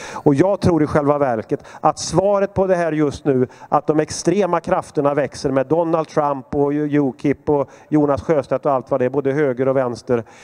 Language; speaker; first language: Swedish; native; Swedish